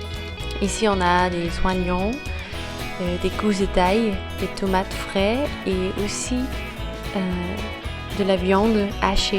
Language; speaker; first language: French; non-native, fluent; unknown